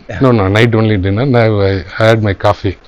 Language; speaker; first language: English; non-native, learner; Tamil